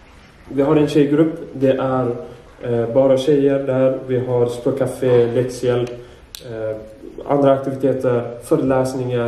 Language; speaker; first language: Swedish; non-native, fluent; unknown